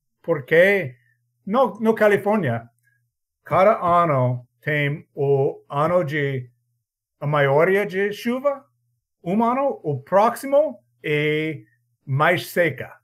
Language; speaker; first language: Portuguese; non-native, learner; English